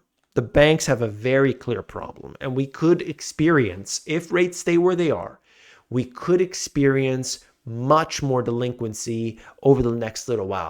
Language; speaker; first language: English; native; English